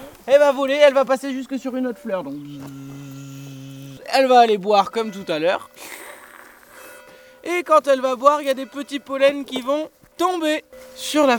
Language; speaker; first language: French; native; French